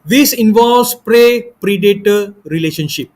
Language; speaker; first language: English; non-native, local second language; Malay